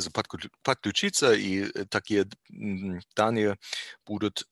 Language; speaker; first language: Russian; non-native, learner; German